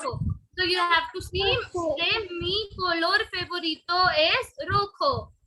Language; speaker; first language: Spanish; non-native, learner; Hindi